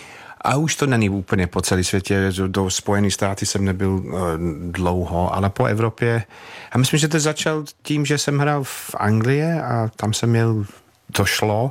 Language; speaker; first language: Czech; non-native, fluent; English